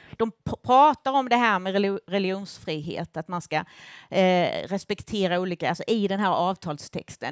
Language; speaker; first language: Swedish; native; Swedish